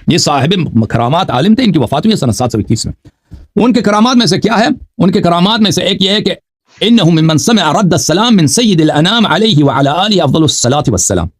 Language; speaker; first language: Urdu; non-native, fluent; Persian